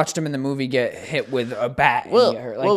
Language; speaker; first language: English; native; English